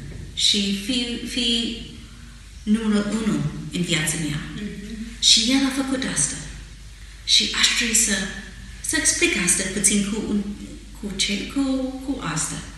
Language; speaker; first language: Romanian; non-native, fluent; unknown